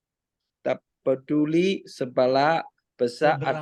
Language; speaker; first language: Indonesian; non-native, learner; Chinese